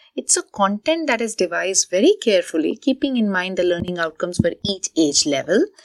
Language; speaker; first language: English; non-native, local second language; Hindi